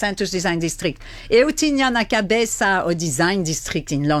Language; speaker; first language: Portuguese; non-native, fluent; French